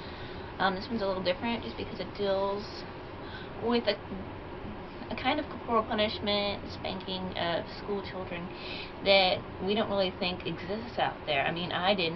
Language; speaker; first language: English; native; English